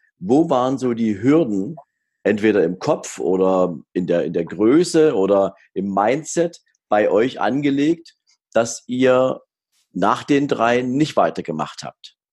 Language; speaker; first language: German; native; German